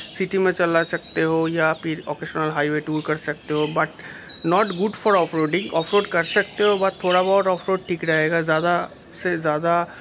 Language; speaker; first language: Hindi; non-native, local second language; Bangla